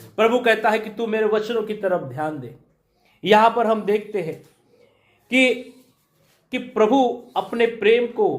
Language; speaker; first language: Hindi; non-native, local second language; Marathi